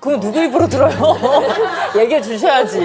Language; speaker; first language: Korean; native; Korean